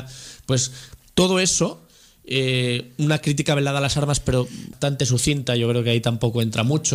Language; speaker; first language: Spanish; native; Spanish